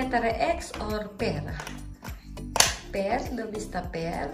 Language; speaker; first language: Italian; non-native, learner; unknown